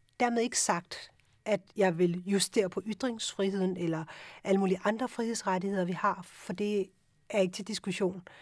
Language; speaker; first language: Danish; early bilingual, other home language; Urdu